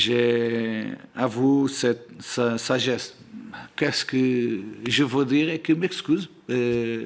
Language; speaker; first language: French; non-native, learner; Portuguese